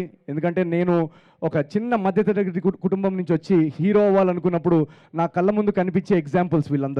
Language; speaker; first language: Telugu; native; Telugu